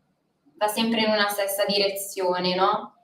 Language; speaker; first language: Italian; native; Italian